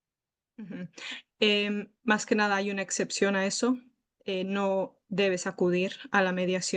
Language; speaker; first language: Spanish; native; Spanish